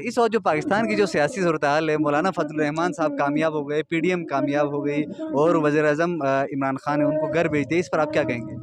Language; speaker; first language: Urdu; non-native, local second language; Balti